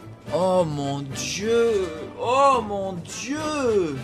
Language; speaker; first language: French; native; French